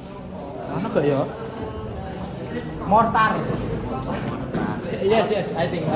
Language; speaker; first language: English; non-native, learner; Indonesian